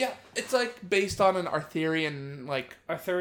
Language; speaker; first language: English; native; English